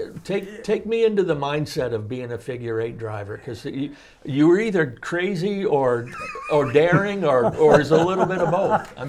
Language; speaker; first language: English; native; English